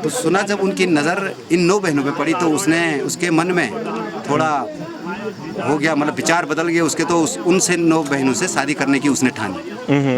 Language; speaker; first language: Hindi; native; Hindi